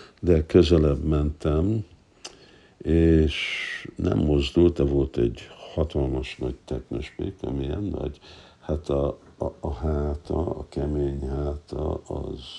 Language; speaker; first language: Hungarian; non-native, fluent; English